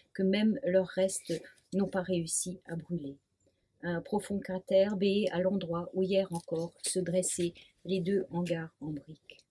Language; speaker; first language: French; non-native, local second language; Swiss German